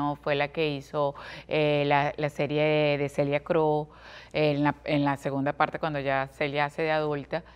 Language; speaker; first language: Spanish; native; Spanish